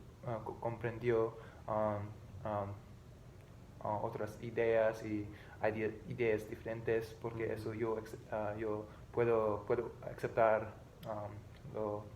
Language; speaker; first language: Spanish; non-native, learner; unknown